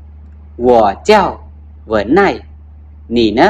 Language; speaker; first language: Chinese; non-native, fluent; Khmer